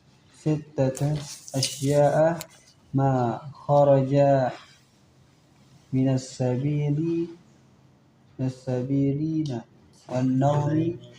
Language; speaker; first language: Arabic; non-native, learner; Indonesian